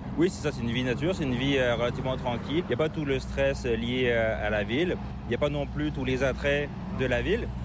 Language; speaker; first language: French; native; French